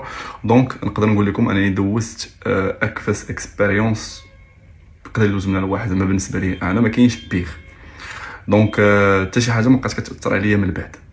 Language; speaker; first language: Arabic; native; Arabic